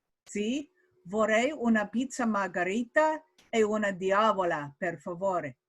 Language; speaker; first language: Italian; non-native, learner; English